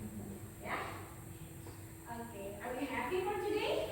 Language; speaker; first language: English; non-native, fluent; Indonesian